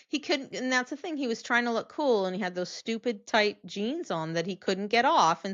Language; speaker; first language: English; native; English